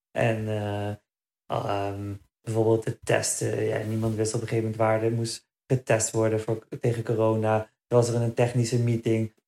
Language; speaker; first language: Dutch; early bilingual, other home language; Berber languages